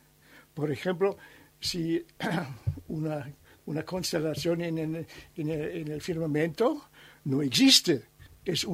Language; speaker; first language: Spanish; non-native, learner; German